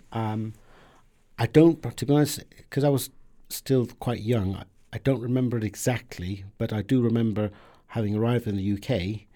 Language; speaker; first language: English; early bilingual, other home language; Persian